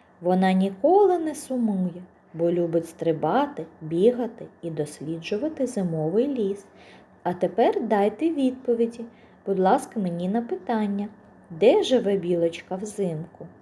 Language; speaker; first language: Ukrainian; native; Ukrainian